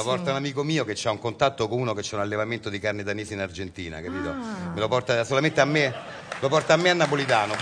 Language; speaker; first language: Italian; native; Italian